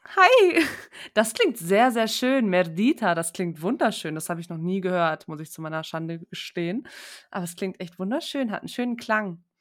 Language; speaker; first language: German; native; German